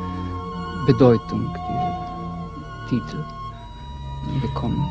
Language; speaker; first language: German; non-native, fluent; Estonian